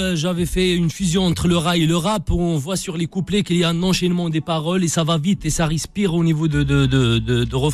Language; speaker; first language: French; non-native, local second language; Arabic